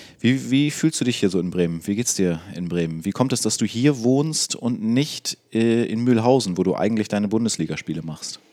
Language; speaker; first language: German; native; German